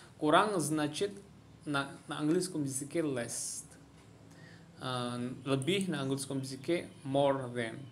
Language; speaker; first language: Russian; non-native, fluent; Indonesian